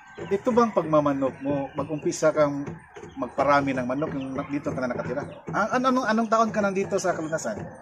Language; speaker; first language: Filipino; non-native, local second language; Cebuano